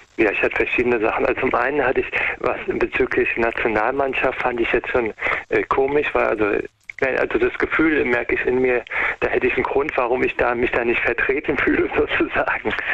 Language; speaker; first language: German; native; German